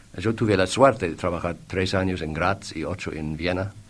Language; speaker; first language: Spanish; non-native, fluent; English